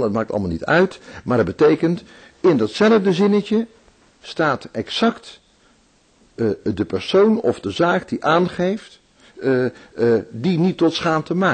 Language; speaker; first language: Dutch; native; Dutch